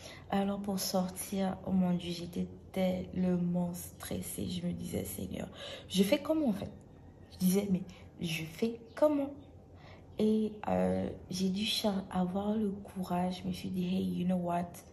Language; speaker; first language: French; native; French